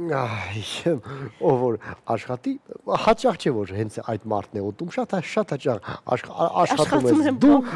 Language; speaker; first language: Armenian; native; Armenian